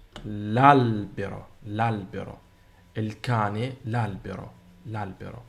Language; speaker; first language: Italian; non-native, learner; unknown